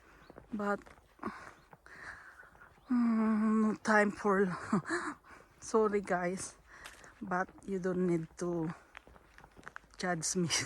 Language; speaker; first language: English; non-native, learner; Filipino